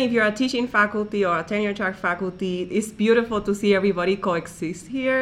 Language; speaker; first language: English; non-native, fluent; Spanish